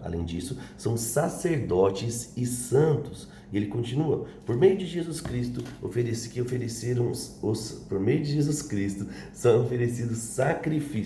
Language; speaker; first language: Portuguese; native; Portuguese